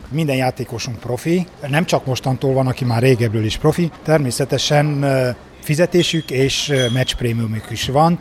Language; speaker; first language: Hungarian; native; Hungarian